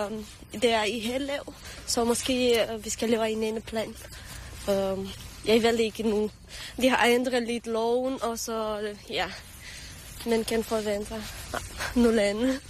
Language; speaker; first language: Danish; early bilingual, other home language; Romanian